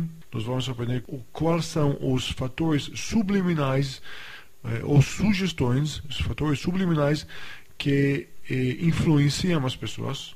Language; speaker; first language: Portuguese; non-native, fluent; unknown